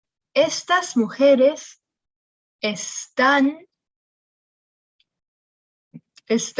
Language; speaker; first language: Spanish; non-native, fluent; English